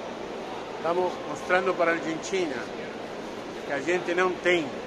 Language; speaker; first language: Portuguese; non-native, fluent; Spanish